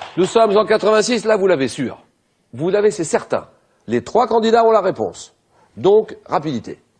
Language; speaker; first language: French; native; French